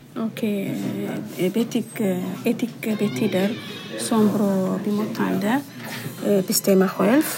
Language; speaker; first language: Swedish; non-native, learner; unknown